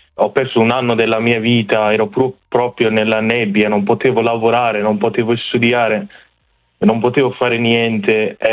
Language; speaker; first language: Italian; non-native, fluent; Persian